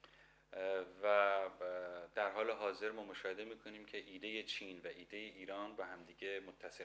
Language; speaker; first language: Persian; native; Persian